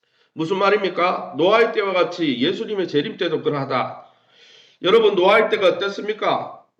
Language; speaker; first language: Korean; native; Korean